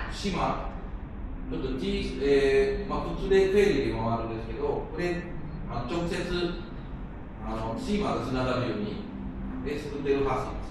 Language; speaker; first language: Japanese; non-native, fluent; Indonesian